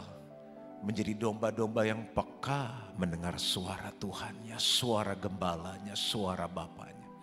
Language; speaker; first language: Indonesian; native; Indonesian